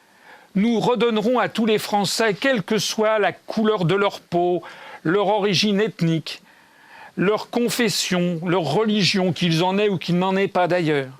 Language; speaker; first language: French; native; French